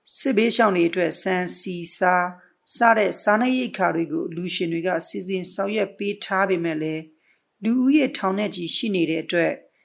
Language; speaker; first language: Burmese; native; Burmese